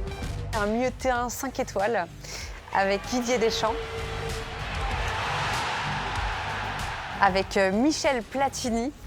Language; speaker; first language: French; native; French